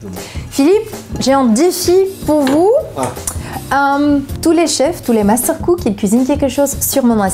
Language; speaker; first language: French; non-native, local second language; Dutch